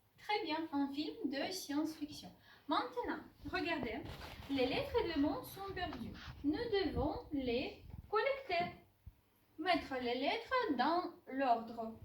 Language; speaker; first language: French; non-native, fluent; Ukrainian